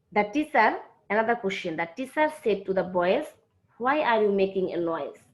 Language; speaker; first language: English; non-native, local second language; Bangla